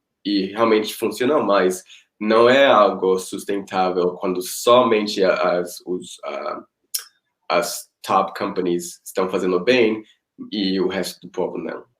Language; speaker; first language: Portuguese; non-native, fluent; Spanish